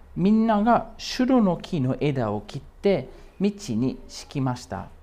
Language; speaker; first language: Japanese; non-native, fluent; English